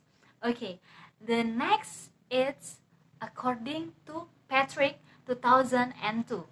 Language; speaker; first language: English; non-native, learner; Indonesian